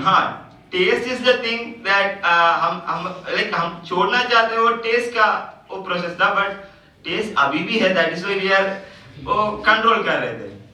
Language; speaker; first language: Hindi; non-native, local second language; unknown